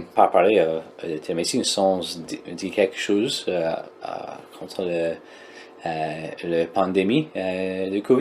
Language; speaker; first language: French; non-native, learner; English